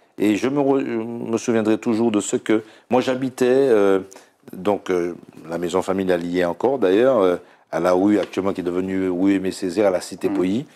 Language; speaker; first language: French; native; French